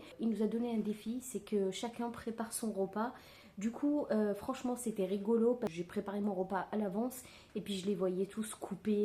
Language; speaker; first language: French; native; French